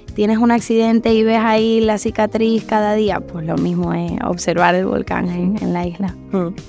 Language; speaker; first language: Spanish; native; Spanish